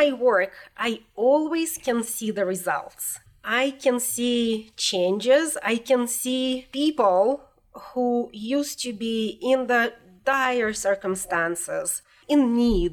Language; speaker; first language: English; non-native, fluent; Russian